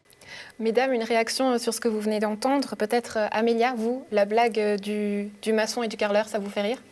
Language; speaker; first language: French; native; French